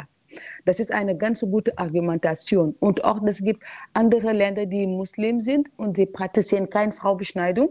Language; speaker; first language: German; non-native, learner; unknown